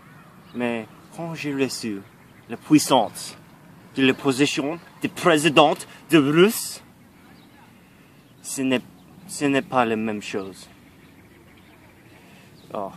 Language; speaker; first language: French; non-native, learner; English